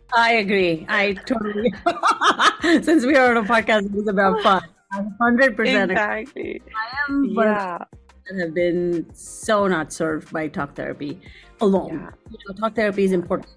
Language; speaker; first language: English; non-native, local second language; Gujarati